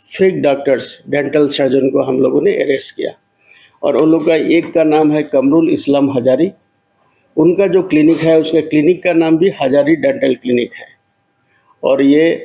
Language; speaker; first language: Hindi; non-native, local second language; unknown